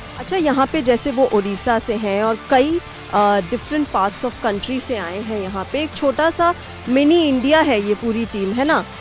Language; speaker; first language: Hindi; native; Hindi